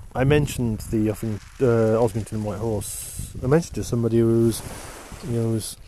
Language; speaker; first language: English; native; English